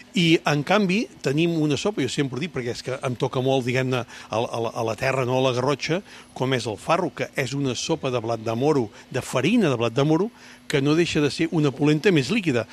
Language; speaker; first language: Catalan; native; Catalan